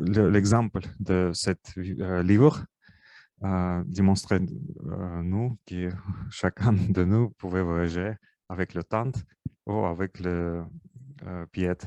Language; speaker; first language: French; non-native, learner; Russian